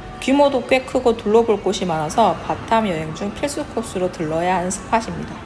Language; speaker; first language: Korean; native; Korean